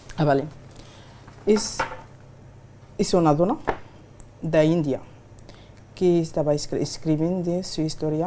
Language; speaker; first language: Catalan; non-native, learner; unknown